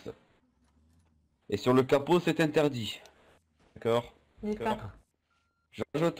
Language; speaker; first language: French; native; French